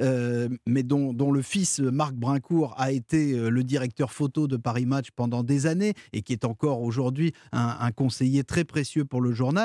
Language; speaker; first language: French; native; French